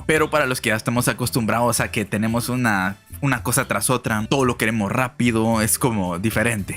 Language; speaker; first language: Spanish; native; Spanish